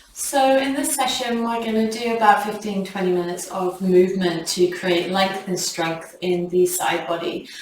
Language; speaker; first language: English; native; English